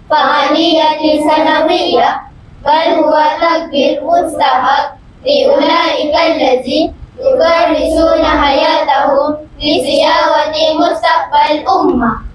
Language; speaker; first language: Arabic; non-native, learner; Malay